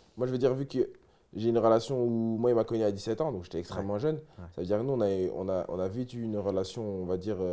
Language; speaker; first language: French; native; French